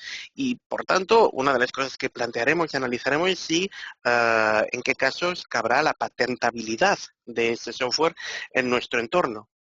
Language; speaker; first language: Spanish; native; Spanish